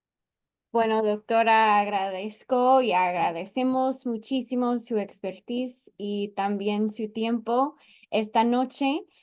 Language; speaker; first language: Spanish; non-native, fluent; English